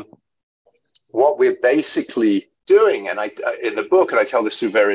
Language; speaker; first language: English; native; English